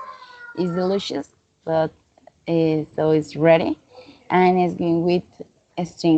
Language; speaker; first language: English; non-native, learner; Spanish